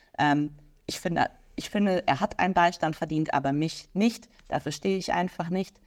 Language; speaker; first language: German; native; German